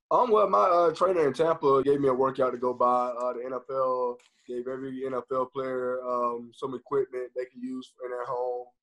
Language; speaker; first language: English; native; English